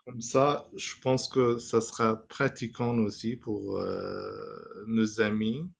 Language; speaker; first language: French; non-native, fluent; Persian